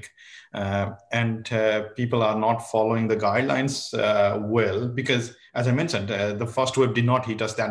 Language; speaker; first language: English; non-native, local second language; Nepali